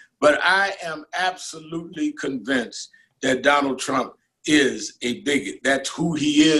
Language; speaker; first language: English; native; English